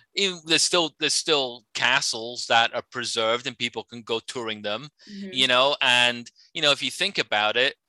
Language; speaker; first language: English; native; English